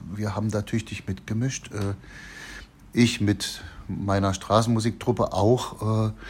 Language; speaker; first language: German; native; German